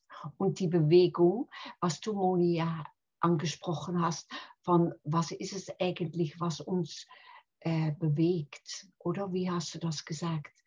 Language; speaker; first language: German; non-native, fluent; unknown